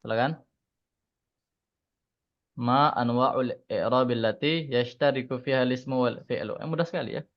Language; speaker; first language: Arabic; non-native, fluent; Indonesian